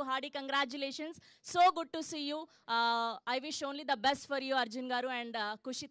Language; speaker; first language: Telugu; native; Telugu